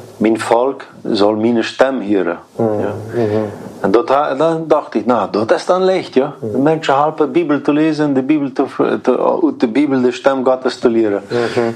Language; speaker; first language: German; early bilingual, heritage; Plautdietsch